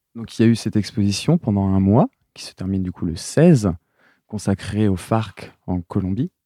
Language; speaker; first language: French; native; French